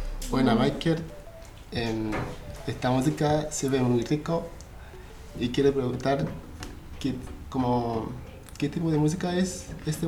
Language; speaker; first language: Spanish; non-native, learner; Haitian Creole